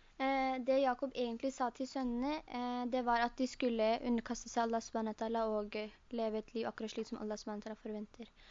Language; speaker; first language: Norwegian; early bilingual, other home language; Urdu